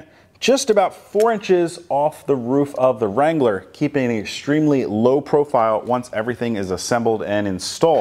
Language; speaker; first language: English; native; English